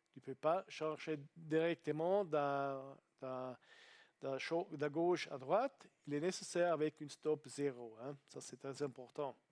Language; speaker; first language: French; non-native, learner; Italian